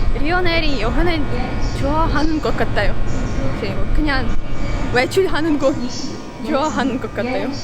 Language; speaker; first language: Korean; non-native, learner; Ukrainian